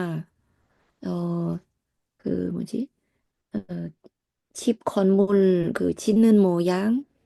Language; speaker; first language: Korean; non-native, learner; Thai